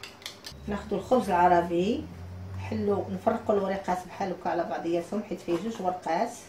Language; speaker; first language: Arabic; native; Arabic